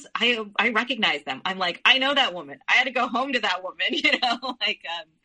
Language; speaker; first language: English; early bilingual, other home language; Spanish